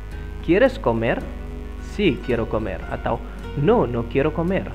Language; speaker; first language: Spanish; non-native, fluent; Indonesian